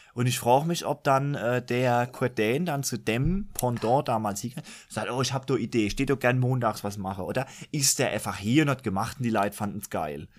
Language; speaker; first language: German; native; German